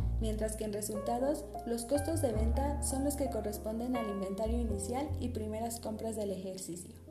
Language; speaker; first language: Spanish; native; Spanish